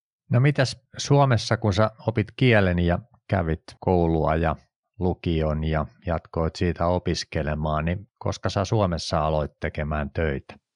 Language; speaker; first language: Finnish; native; Finnish